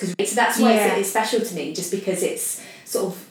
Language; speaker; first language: English; native; English